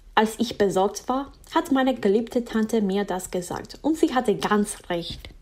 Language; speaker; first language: German; non-native, fluent; English